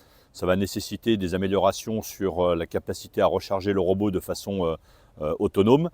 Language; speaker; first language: French; native; French